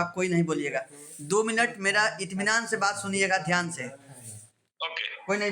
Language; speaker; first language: Hindi; native; Hindi